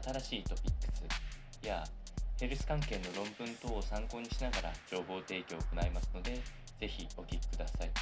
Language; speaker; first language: Japanese; native; Japanese